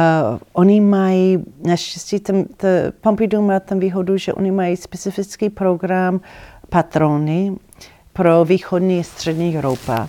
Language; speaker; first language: Czech; non-native, learner; English